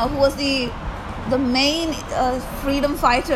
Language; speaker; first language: English; non-native, local second language; Malayalam